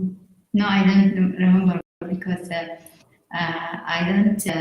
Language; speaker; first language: English; non-native, learner; Arabic